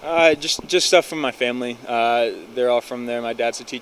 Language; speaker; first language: English; native; English